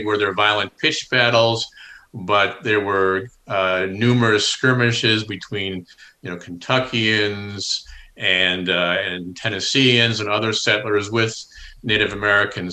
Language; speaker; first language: English; native; English